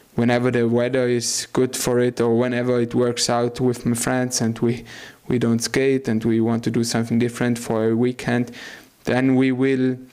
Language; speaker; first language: English; non-native, fluent; German